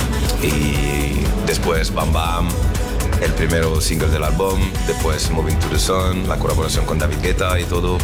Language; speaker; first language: Spanish; non-native, learner; French